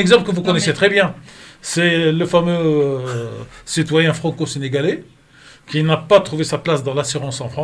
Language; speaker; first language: French; native; French